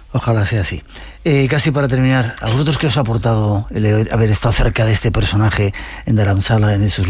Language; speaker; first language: Spanish; native; Spanish